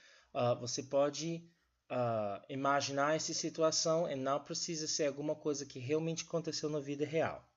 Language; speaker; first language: Portuguese; non-native, learner; English